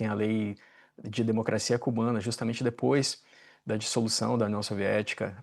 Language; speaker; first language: Portuguese; native; Portuguese